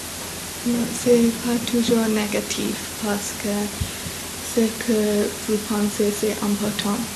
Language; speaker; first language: French; non-native, learner; English